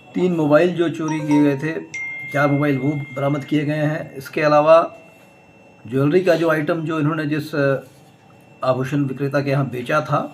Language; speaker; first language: Hindi; native; Hindi